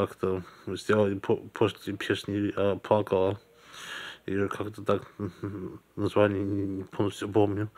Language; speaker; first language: Russian; early bilingual, heritage; Russian